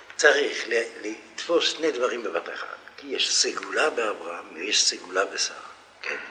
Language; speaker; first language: Hebrew; non-native, fluent; French